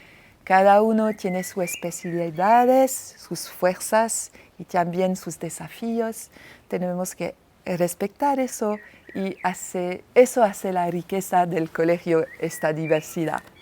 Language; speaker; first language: Spanish; non-native, fluent; French